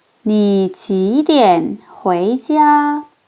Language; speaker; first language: Chinese; non-native, fluent; Korean